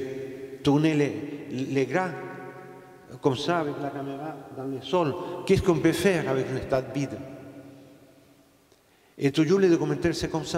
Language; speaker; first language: French; non-native, fluent; Spanish